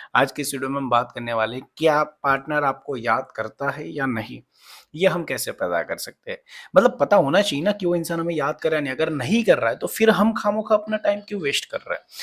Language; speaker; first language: Hindi; non-native, local second language; Marathi